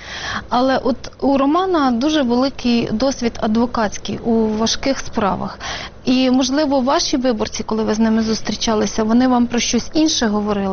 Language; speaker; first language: Ukrainian; native; Ukrainian